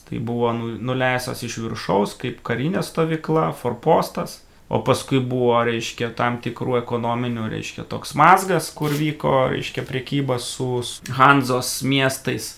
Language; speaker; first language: Lithuanian; native; Lithuanian